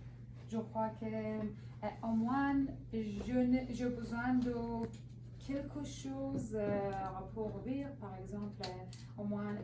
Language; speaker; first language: French; non-native, learner; Persian